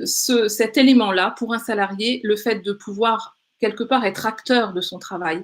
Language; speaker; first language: French; native; French